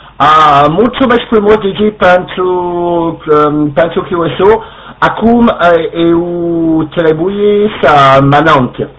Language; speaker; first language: Romanian; non-native, learner; French